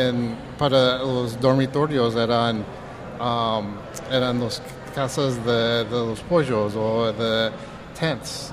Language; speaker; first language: Spanish; early bilingual, heritage; Spanish